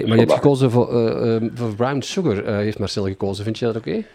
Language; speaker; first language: Dutch; native; Dutch